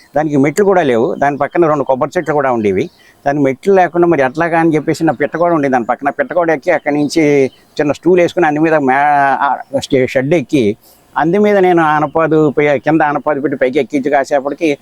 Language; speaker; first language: Telugu; native; Telugu